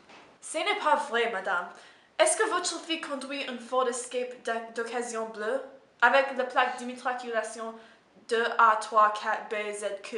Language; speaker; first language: French; non-native, learner; English